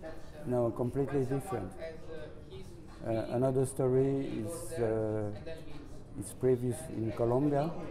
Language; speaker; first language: English; non-native, learner; French